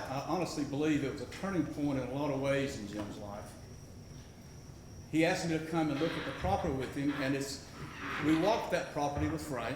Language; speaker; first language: English; native; English